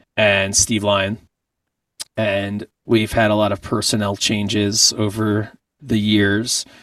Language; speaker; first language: English; native; English